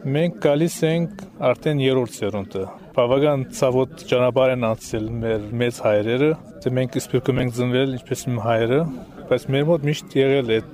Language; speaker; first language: Armenian; early bilingual, heritage; Armenian